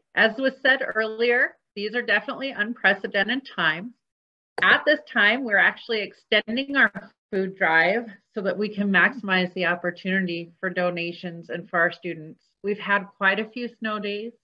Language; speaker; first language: English; native; English